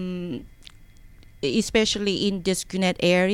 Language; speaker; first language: English; non-native, learner; Korean